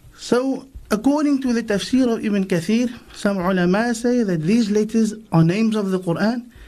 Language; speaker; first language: English; native; English